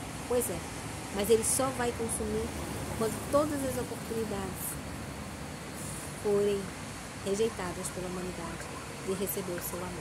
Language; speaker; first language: Portuguese; native; Portuguese